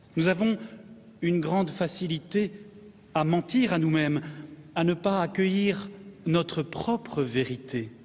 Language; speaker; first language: French; native; French